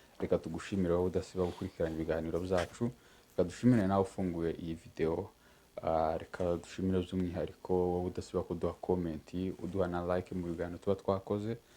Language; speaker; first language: Kinyarwanda; native; Kinyarwanda